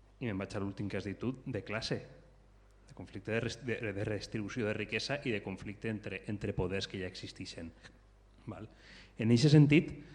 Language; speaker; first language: Catalan; native; Catalan